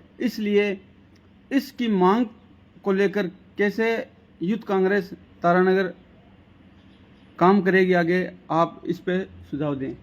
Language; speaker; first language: Hindi; native; Hindi